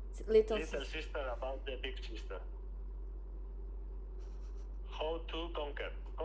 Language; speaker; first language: English; non-native, learner; Spanish